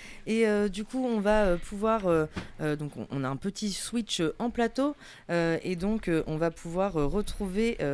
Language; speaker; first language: French; native; French